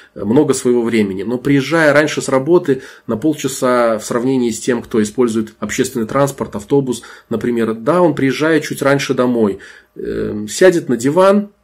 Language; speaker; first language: Russian; non-native, local second language; Belarusian